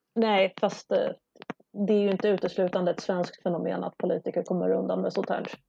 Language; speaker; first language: Swedish; non-native, local second language; Polish